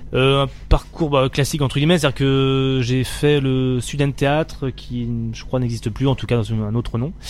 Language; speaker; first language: French; native; French